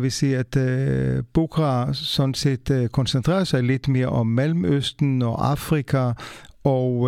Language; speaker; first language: Danish; non-native, fluent; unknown